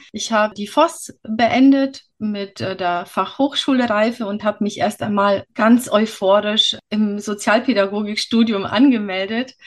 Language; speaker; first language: German; early bilingual, other home language; Polish